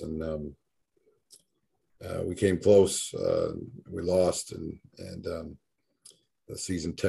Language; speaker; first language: English; native; English